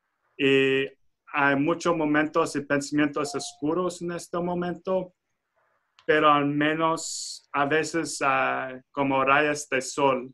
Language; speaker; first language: Spanish; non-native, fluent; English